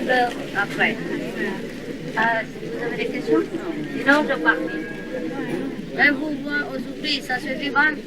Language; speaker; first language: French; non-native, learner; Vietnamese